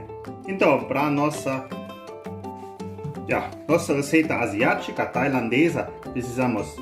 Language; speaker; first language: Portuguese; non-native, learner; German